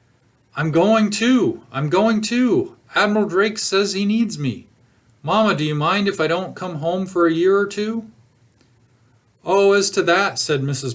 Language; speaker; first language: English; native; English